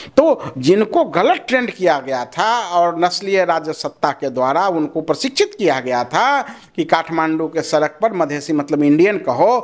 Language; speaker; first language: Hindi; non-native, local second language; Maithili